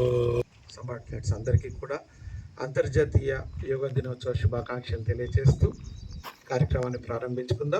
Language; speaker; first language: Telugu; native; Telugu